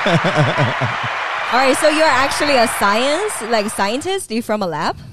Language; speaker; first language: English; non-native, fluent; Chinese